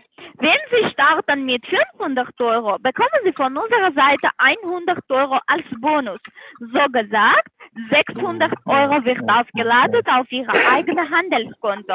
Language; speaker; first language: German; non-native, learner; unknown